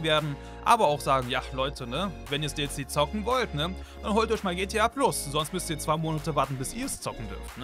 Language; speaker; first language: German; native; German